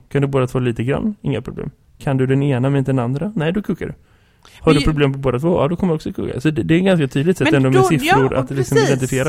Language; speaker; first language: Swedish; native; Swedish